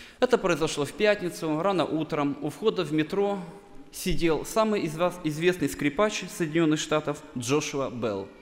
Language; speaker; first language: Russian; non-native, local second language; Bulgarian